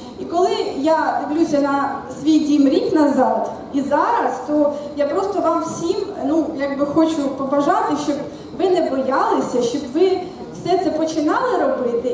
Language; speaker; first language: Ukrainian; non-native, local second language; Russian